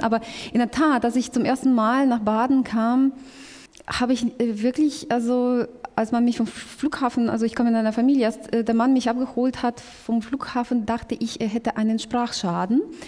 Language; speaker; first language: German; non-native, fluent; Russian